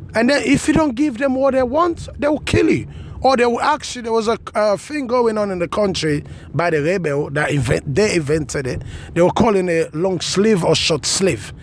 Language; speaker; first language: English; non-native, local second language; Krio